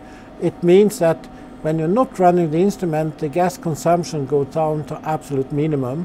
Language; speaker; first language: English; non-native, fluent; Swedish